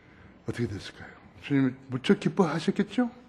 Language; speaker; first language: Korean; native; Korean